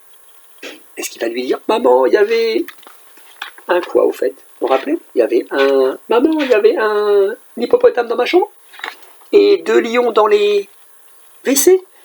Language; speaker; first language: French; native; French